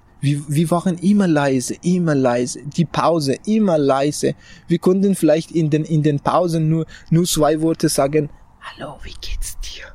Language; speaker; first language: German; non-native, fluent; Persian